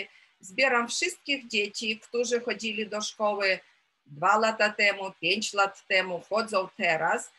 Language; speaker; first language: Polish; non-native, fluent; Ukrainian